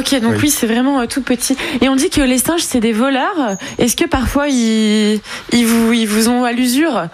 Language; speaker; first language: French; native; French